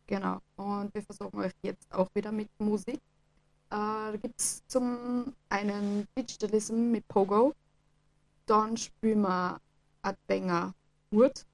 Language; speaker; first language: German; native; German